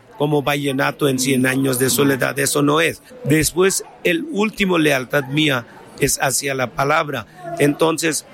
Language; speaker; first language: Spanish; non-native, fluent; Bangla